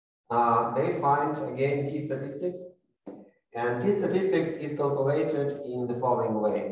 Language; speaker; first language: English; non-native, fluent; Russian